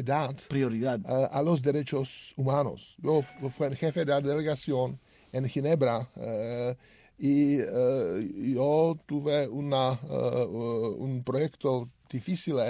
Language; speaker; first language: Spanish; non-native, learner; Czech